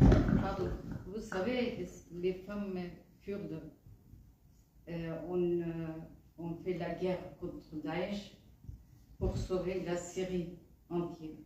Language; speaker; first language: French; non-native, fluent; Kurdish